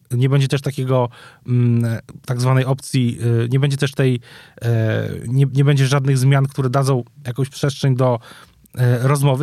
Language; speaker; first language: Polish; native; Polish